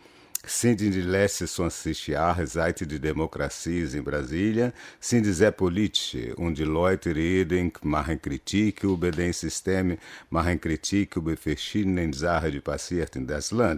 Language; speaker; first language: German; non-native, fluent; Portuguese